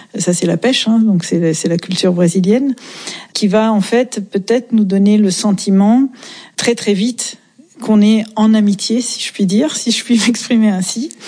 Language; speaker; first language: French; native; French